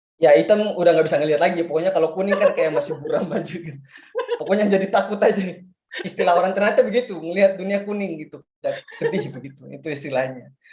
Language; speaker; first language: Indonesian; native; Indonesian